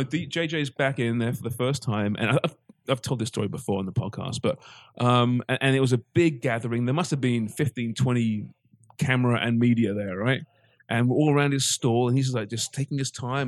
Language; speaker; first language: English; native; English